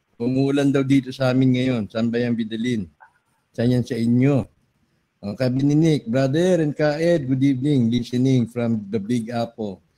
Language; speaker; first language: Filipino; native; Filipino